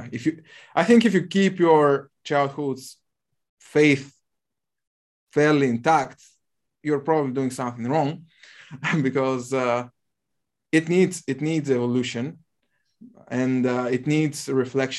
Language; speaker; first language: English; non-native, fluent; Bulgarian